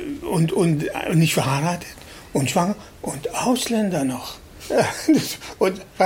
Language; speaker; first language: German; non-native, fluent; Arabic